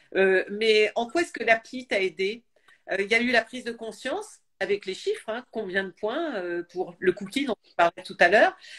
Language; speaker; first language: French; native; French